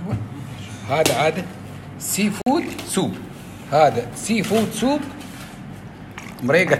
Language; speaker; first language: Arabic; native; Arabic